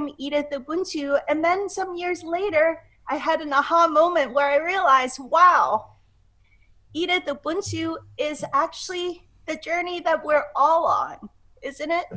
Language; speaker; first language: English; non-native, local second language; Cantonese